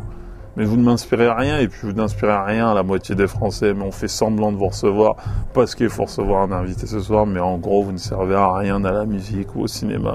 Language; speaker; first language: French; native; French